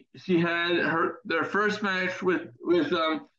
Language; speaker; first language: English; native; English